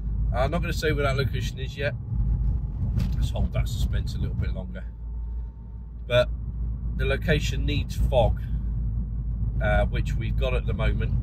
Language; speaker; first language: English; native; English